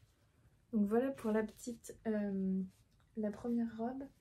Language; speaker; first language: French; native; French